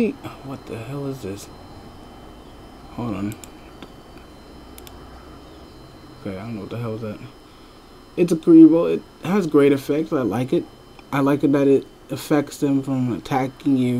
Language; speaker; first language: English; native; English